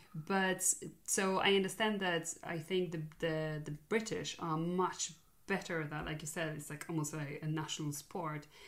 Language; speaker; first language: English; non-native, fluent; Polish